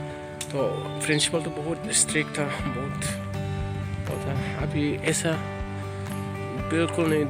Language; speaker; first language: Hindi; non-native, local second language; Bodo